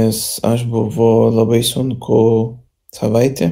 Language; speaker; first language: Lithuanian; non-native, learner; Arabic